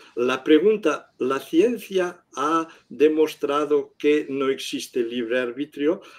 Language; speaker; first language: Spanish; non-native, local second language; Catalan